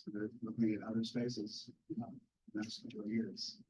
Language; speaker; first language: English; native; English